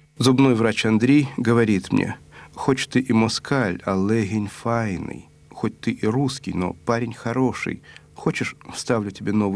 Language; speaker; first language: Russian; native; Russian